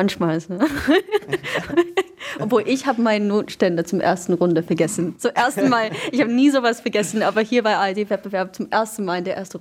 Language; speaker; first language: German; non-native, fluent; English